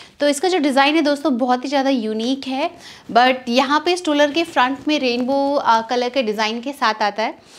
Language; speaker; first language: Hindi; native; Hindi